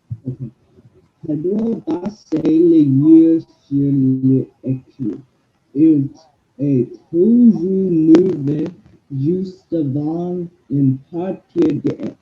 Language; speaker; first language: French; non-native, learner; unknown